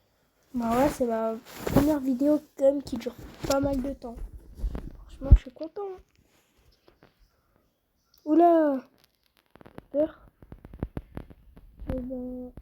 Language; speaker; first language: French; native; French